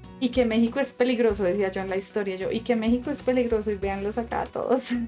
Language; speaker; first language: Spanish; native; Spanish